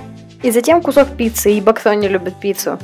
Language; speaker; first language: Russian; native; Russian